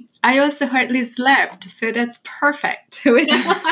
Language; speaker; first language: English; non-native, fluent; Italian